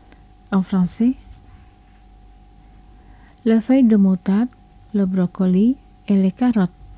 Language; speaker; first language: French; non-native, local second language; Indonesian